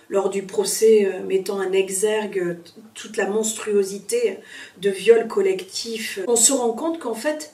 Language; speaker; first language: French; native; French